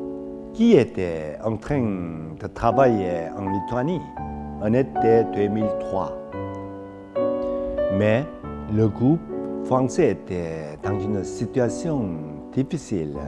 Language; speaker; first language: French; non-native, fluent; Korean